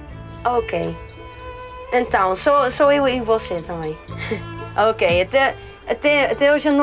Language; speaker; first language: Portuguese; early bilingual, heritage; Dutch